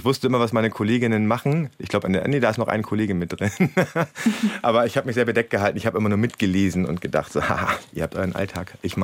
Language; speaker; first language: German; native; German